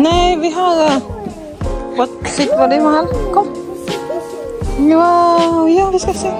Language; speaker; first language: Swedish; non-native, learner; Cebuano